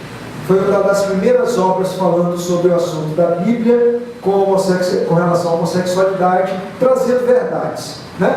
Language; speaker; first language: Portuguese; native; Portuguese